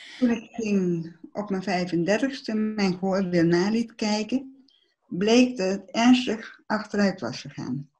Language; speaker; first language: Dutch; early bilingual, other home language; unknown